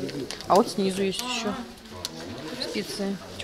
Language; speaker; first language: Russian; native; Russian